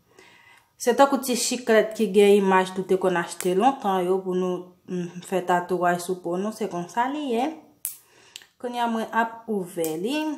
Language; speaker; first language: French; non-native, learner; Haitian Creole